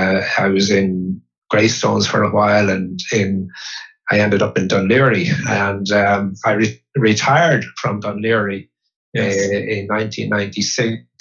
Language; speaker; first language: English; native; English